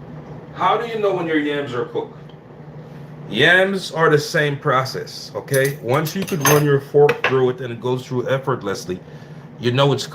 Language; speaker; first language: English; native; English